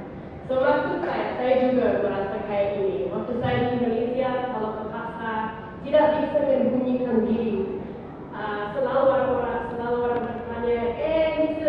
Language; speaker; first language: Indonesian; non-native, fluent; English